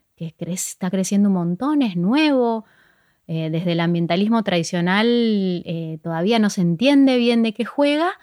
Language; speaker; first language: Spanish; native; Spanish